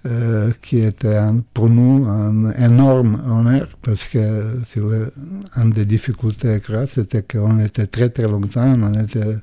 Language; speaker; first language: French; non-native, fluent; Croatian